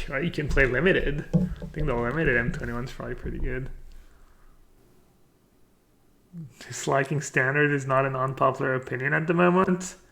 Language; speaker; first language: English; non-native, fluent; French